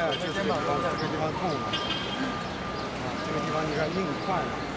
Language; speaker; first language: Chinese; native; Chinese